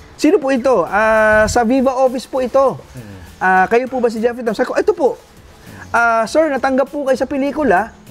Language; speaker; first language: Filipino; native; Filipino